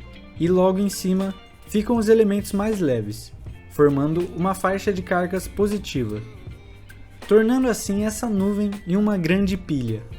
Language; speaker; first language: Portuguese; native; Portuguese